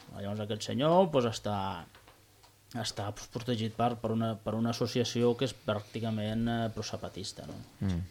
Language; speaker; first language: Catalan; native; Catalan